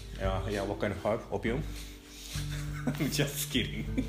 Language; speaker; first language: English; non-native, fluent; Japanese